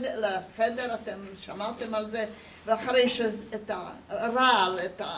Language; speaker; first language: Hebrew; non-native, fluent; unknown